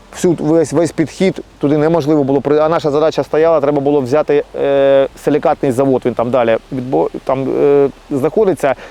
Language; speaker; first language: Ukrainian; native; Ukrainian